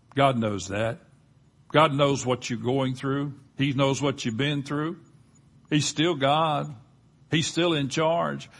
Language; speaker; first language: English; native; English